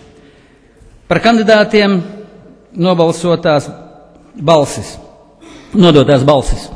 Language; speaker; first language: Latvian; native; Latvian